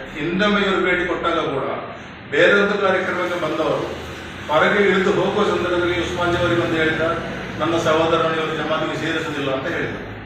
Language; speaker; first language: Kannada; non-native, local second language; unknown